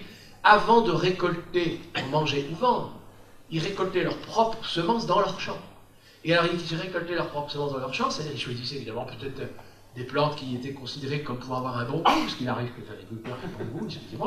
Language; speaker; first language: French; native; French